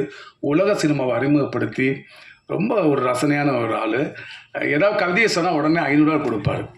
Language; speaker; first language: Tamil; native; Tamil